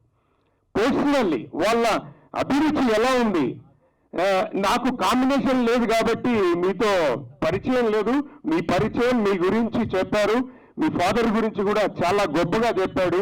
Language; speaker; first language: Telugu; native; Telugu